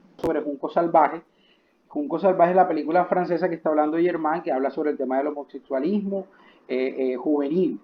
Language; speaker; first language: Spanish; native; Spanish